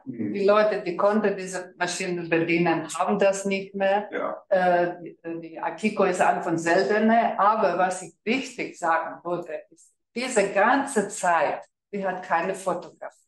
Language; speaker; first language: German; non-native, fluent; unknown